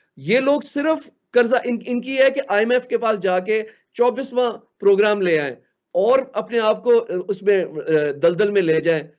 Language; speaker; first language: Urdu; native; Urdu